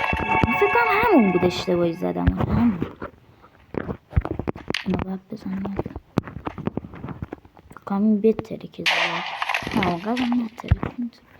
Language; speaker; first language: Persian; native; Persian